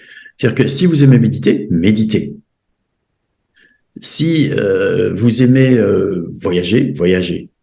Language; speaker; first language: French; native; French